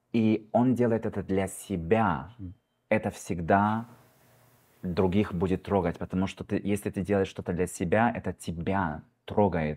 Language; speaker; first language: Russian; early bilingual, heritage; Russian